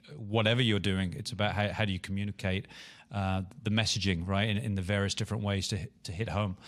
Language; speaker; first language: English; native; English